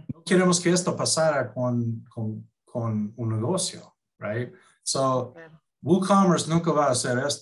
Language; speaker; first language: Spanish; non-native, fluent; English